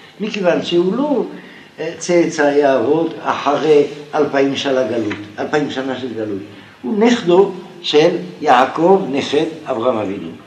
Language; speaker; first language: Hebrew; non-native, fluent; French